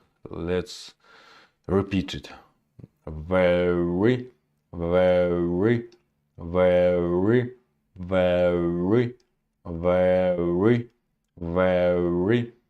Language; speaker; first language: English; non-native, learner; Russian